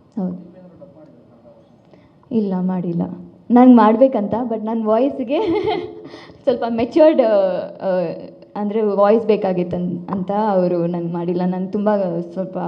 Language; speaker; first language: Kannada; non-native, local second language; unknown